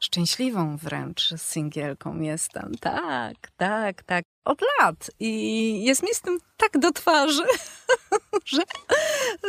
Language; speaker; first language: Polish; native; Polish